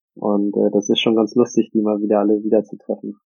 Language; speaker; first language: German; native; German